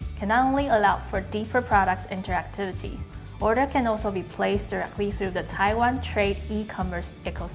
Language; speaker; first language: English; non-native, fluent; Chinese